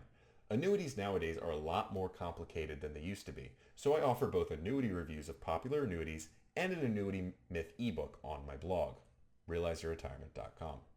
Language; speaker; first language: English; native; English